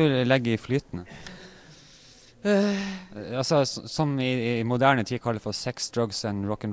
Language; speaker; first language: Norwegian; native; Norwegian